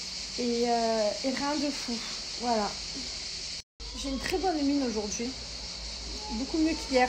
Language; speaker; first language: French; native; French